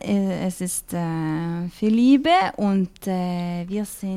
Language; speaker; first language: German; non-native, learner; Norwegian